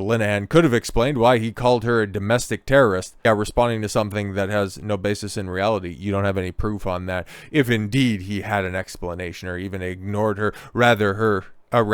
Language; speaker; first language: English; native; English